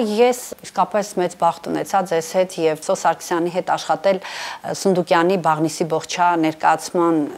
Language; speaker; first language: Armenian; native; Armenian